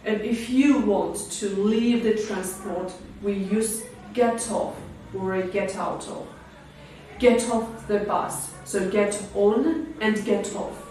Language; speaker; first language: English; non-native, fluent; Georgian